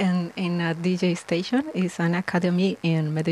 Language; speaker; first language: English; non-native, learner; Spanish